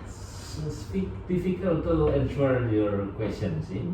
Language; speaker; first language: English; non-native, learner; Indonesian